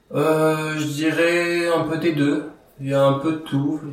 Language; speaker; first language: French; early bilingual, other home language; Aramaic